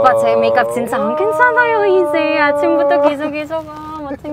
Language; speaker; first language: Korean; non-native, learner; Indonesian